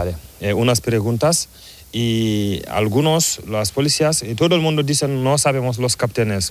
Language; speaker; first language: Spanish; non-native, learner; Fula